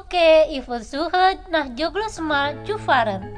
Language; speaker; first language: German; non-native, learner; Indonesian